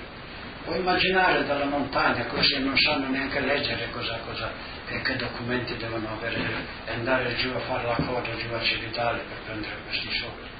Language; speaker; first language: Italian; non-native, local second language; Slovenian